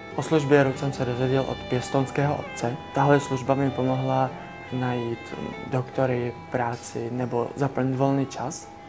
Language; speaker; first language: Czech; native; Czech